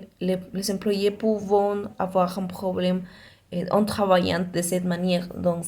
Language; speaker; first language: French; non-native, learner; Spanish